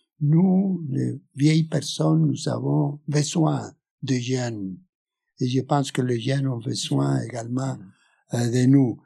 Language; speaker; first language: French; non-native, fluent; Spanish